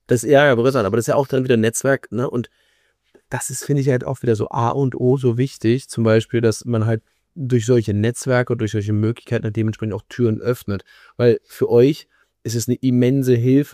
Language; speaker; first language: German; native; German